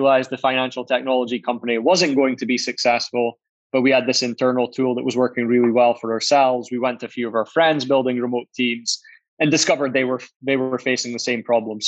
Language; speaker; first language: English; native; English